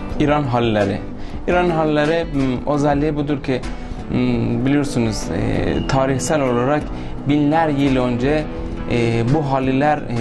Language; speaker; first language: Turkish; non-native, local second language; Persian